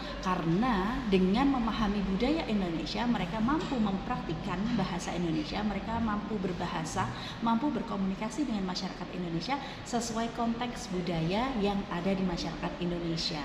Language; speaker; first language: Indonesian; native; Indonesian